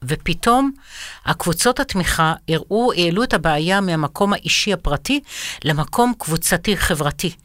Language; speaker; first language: Hebrew; non-native, fluent; Arabic